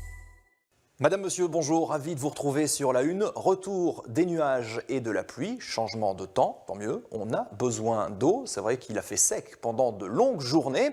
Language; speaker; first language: French; native; French